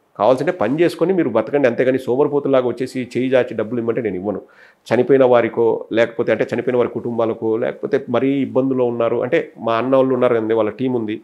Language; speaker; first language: Telugu; native; Telugu